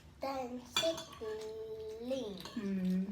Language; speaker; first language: Swedish; early bilingual, other home language; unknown